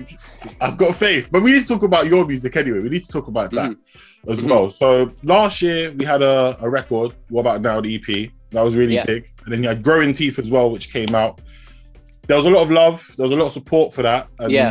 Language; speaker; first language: English; native; English